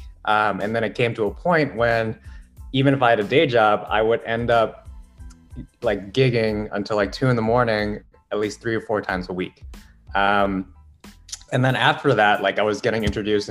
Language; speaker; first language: English; non-native, local second language; Filipino